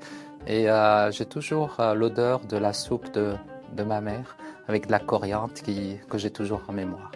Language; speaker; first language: French; non-native, local second language; Arabic